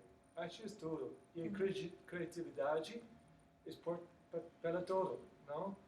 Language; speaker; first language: Portuguese; non-native, learner; English